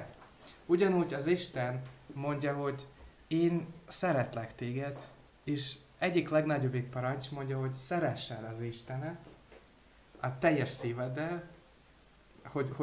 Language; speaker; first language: Hungarian; non-native, learner; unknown